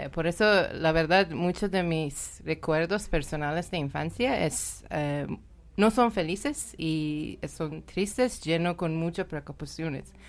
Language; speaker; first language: Spanish; non-native, learner; Persian